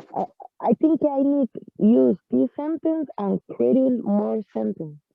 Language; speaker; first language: English; non-native, learner; Spanish